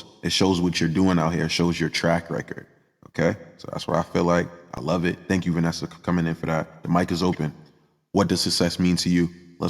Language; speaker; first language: English; native; English